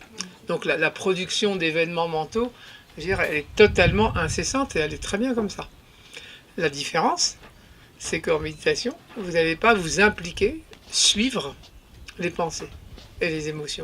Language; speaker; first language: French; native; French